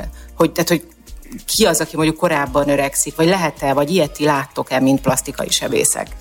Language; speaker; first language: Hungarian; native; Hungarian